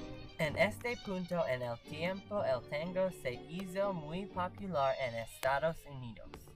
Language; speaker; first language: Spanish; non-native, learner; English